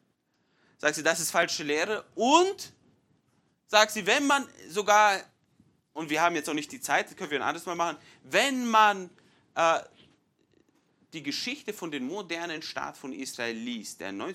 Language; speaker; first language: German; non-native, fluent; English